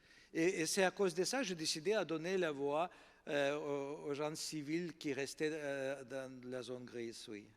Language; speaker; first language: French; non-native, fluent; Russian